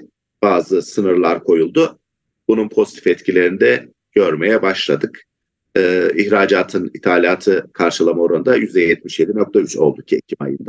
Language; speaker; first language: Turkish; native; Turkish